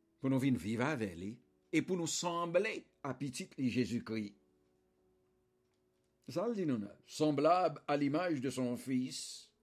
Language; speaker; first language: French; non-native, local second language; Haitian Creole